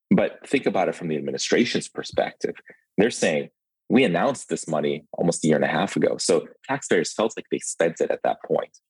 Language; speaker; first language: English; early bilingual, other home language; Ukrainian